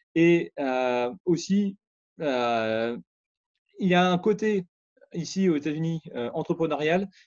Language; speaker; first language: French; native; French